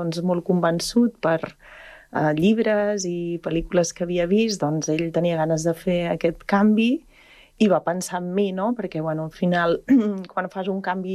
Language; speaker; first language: Catalan; native; Catalan